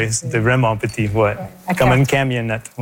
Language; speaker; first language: French; non-native, local second language; English